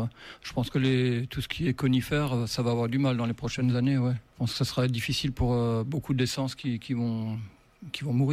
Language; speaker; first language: French; native; French